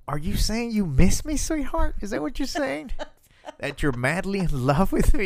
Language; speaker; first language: English; early bilingual, other home language; Spanish